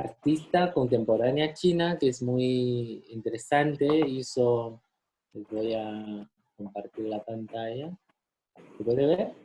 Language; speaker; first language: Spanish; non-native, fluent; Chinese